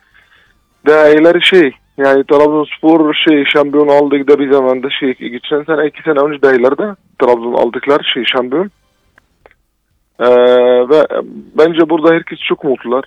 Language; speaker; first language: Turkish; non-native, fluent; Arabic